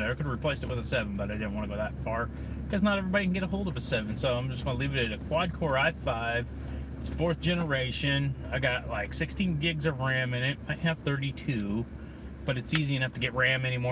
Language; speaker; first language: English; native; English